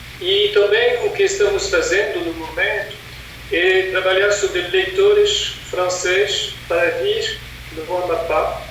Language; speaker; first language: Portuguese; non-native, fluent; French